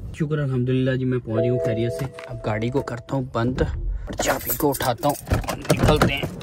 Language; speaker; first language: Urdu; non-native, local second language; Punjabi